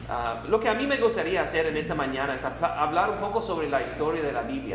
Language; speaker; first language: Spanish; non-native, fluent; English